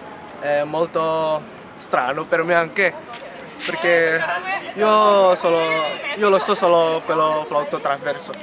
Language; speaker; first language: Italian; non-native, learner; Indonesian